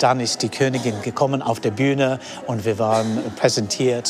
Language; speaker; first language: German; non-native, fluent; English